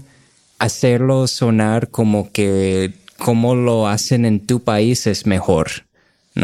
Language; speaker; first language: Spanish; non-native, fluent; English